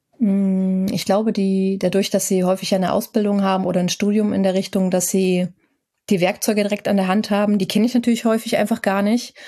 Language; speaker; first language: German; native; German